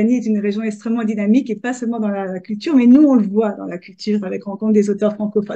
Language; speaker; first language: French; native; French